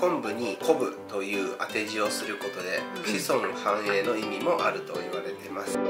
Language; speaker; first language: Japanese; native; Japanese